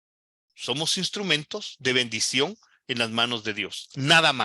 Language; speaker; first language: Spanish; native; Spanish